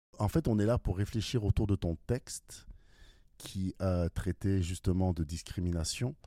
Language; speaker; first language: French; native; French